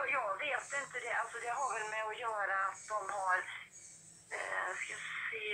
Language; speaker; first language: Swedish; native; Swedish